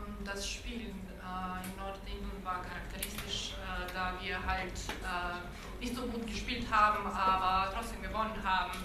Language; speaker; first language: German; non-native, local second language; Bosnian